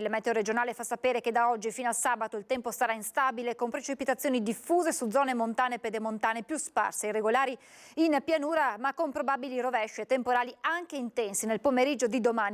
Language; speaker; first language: Italian; native; Italian